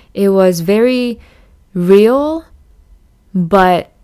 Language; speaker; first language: English; early bilingual, other home language; Japanese